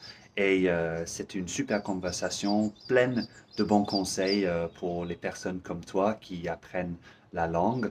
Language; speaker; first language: French; non-native, fluent; English